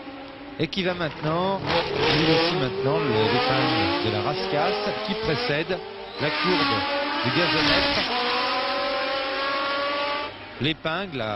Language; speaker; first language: French; native; French